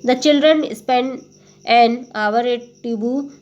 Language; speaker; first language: English; non-native, local second language; Hindi